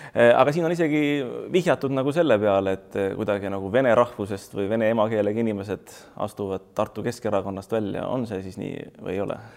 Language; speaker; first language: Estonian; native; Estonian